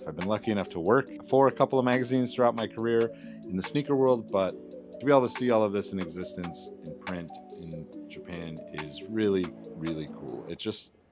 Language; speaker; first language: English; native; English